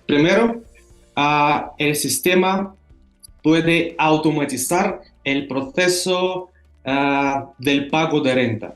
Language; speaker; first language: Spanish; non-native, fluent; Russian